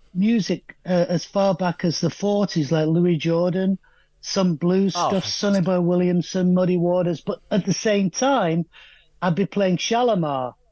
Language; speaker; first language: English; native; English